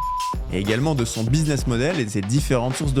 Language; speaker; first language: French; native; French